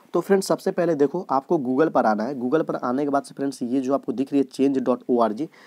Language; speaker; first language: Hindi; native; Hindi